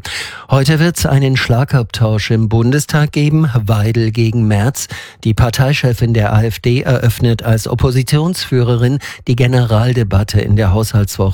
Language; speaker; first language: German; native; German